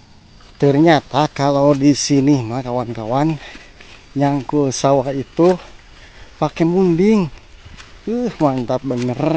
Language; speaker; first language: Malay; non-native, local second language; Sundanese